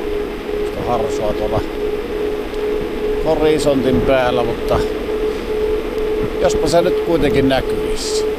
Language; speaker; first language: Finnish; native; Finnish